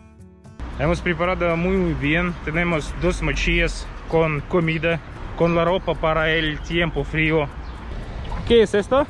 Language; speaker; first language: Spanish; non-native, learner; Russian